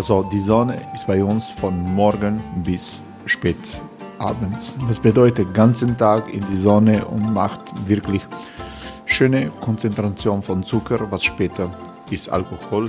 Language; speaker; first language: German; non-native, fluent; Croatian